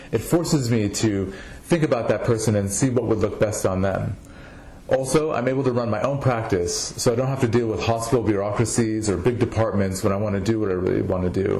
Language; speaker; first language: English; native; English